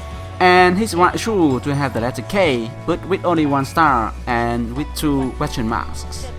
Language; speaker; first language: English; non-native, fluent; Vietnamese